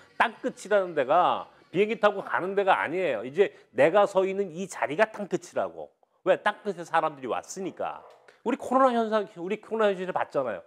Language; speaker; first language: Korean; native; Korean